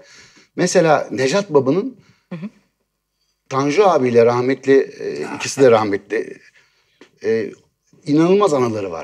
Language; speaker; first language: Turkish; native; Turkish